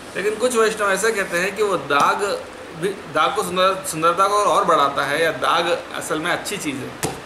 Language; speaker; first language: Hindi; non-native, local second language; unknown